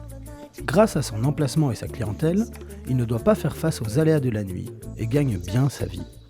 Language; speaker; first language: French; native; French